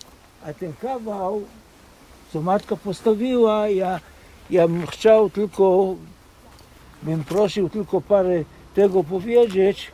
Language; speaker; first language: Polish; early bilingual, heritage; Polish